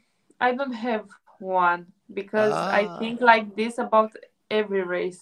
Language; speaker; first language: English; non-native, fluent; Romanian